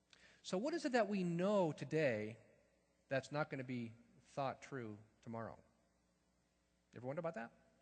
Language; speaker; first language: English; native; English